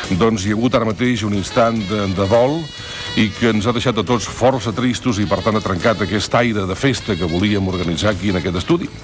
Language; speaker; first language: Catalan; native; Catalan